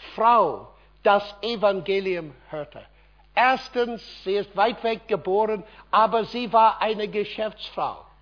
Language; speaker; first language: German; non-native, fluent; English